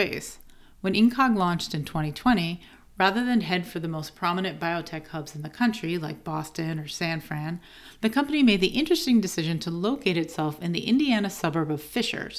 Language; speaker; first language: English; native; English